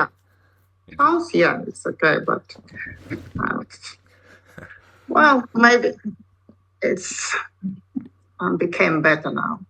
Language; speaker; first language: English; non-native, learner; Russian